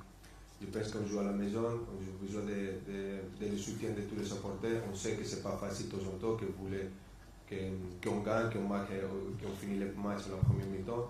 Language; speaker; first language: French; non-native, fluent; Spanish